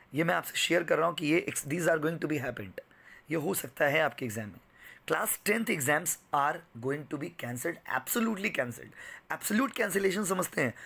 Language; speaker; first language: Hindi; native; Hindi